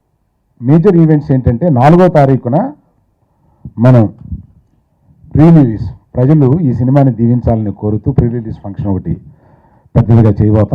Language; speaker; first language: Telugu; native; Telugu